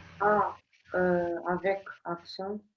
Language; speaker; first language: French; non-native, learner; Portuguese